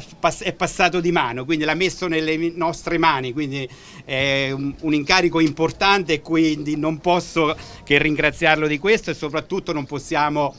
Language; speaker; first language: Italian; native; Italian